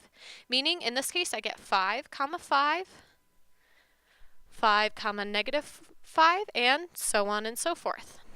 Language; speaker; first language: English; native; English